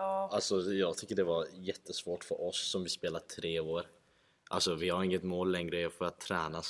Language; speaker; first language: Swedish; early bilingual, other home language; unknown